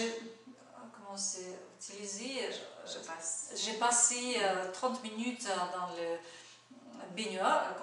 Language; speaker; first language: French; non-native, fluent; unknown